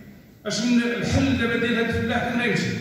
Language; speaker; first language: Arabic; native; Arabic